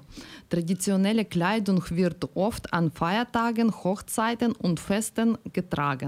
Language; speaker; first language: German; non-native, learner; Ukrainian